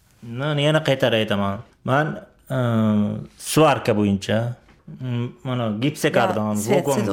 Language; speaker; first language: Swedish; non-native, learner; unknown